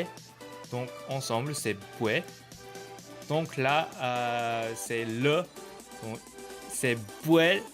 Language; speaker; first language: French; non-native, learner; Korean